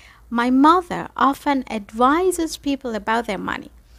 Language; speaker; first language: English; non-native, fluent; Persian